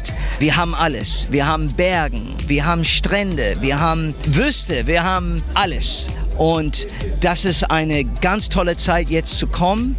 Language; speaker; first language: German; non-native, learner; English